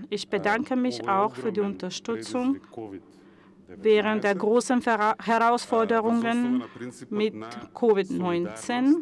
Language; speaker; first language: German; non-native, fluent; Macedonian